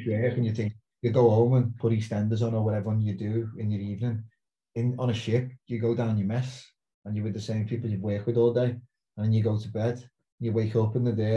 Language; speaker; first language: English; native; English